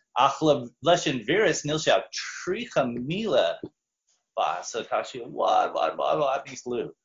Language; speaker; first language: Irish; non-native, fluent; English